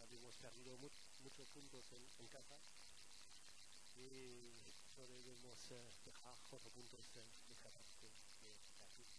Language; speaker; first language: Spanish; non-native, fluent; French